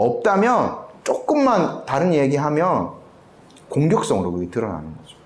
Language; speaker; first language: Korean; native; Korean